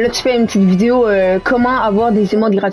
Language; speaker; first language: French; native; French